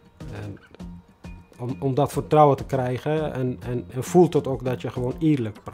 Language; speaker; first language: Dutch; non-native, fluent; Tigrinya